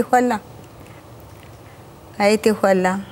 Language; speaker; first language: Hebrew; non-native, learner; Amharic